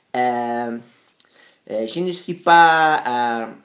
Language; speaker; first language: French; non-native, fluent; Portuguese